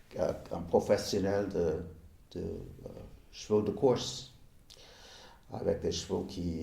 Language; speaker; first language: French; non-native, fluent; English